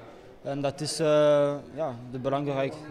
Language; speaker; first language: Dutch; non-native, learner; Italian